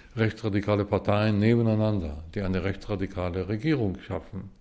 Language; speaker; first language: German; early bilingual, heritage; Hebrew